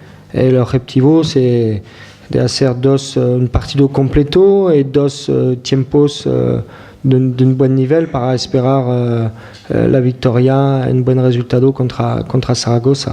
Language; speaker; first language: Spanish; non-native, fluent; French